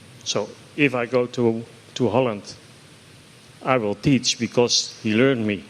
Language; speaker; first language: English; non-native, fluent; Dutch